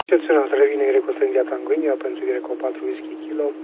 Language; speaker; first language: Romanian; native; Romanian